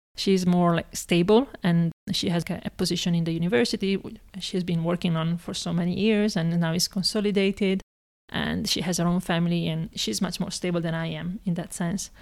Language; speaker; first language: English; non-native, fluent; Italian